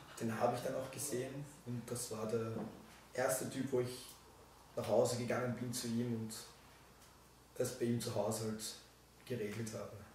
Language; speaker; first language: German; native; German